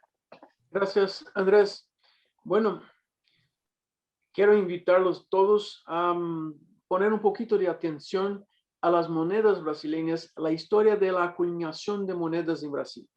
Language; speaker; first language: Spanish; non-native, fluent; Portuguese